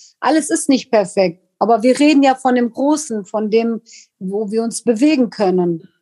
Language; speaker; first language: German; non-native, fluent; Kurdish